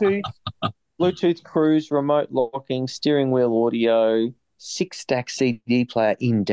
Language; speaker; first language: English; native; English